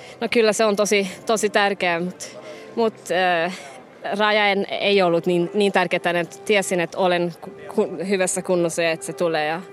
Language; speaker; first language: Finnish; non-native, fluent; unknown